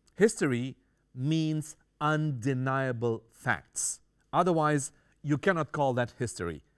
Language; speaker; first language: English; non-native, fluent; Romanian